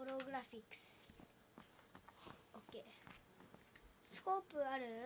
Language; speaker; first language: Japanese; early bilingual, heritage; Japanese